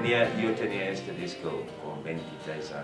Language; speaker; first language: Spanish; non-native, fluent; English